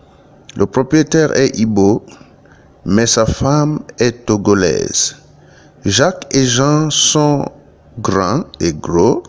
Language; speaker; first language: French; non-native, learner; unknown